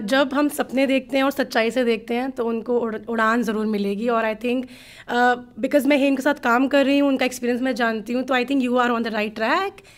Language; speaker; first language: Hindi; native; Hindi